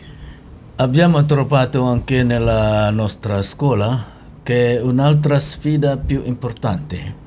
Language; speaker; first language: Italian; non-native, learner; Indonesian